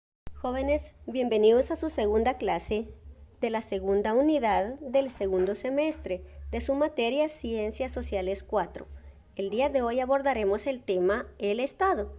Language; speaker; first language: Spanish; native; Spanish